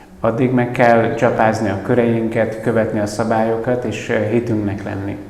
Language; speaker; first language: Hungarian; native; Hungarian